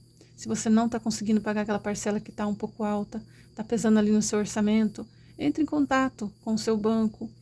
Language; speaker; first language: Portuguese; native; Portuguese